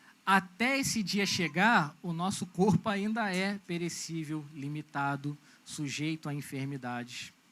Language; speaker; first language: Portuguese; native; Portuguese